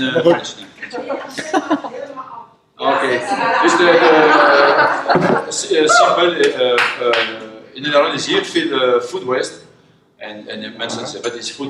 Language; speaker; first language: Dutch; non-native, learner; French